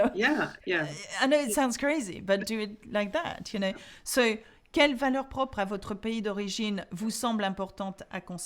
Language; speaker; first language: French; non-native, fluent; English